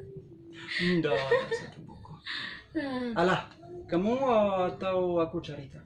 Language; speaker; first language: Indonesian; non-native, learner; French